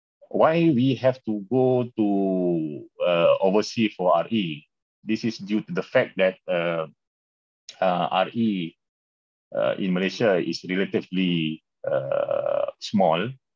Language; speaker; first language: English; non-native, local second language; Malay